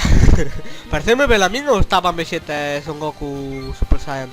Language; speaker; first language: Galician; non-native, local second language; Spanish